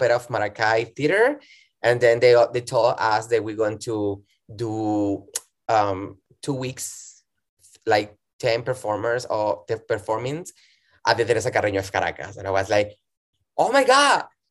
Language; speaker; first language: English; non-native, fluent; Spanish